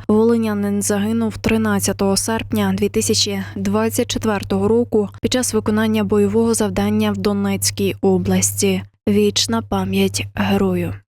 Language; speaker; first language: Ukrainian; native; Ukrainian